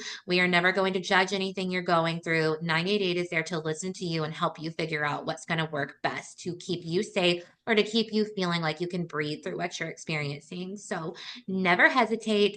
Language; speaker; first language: English; native; English